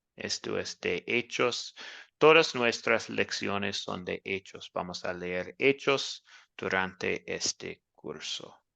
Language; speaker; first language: Spanish; non-native, learner; English